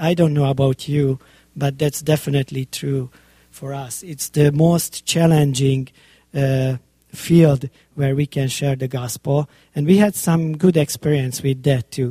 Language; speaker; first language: English; non-native, fluent; Hungarian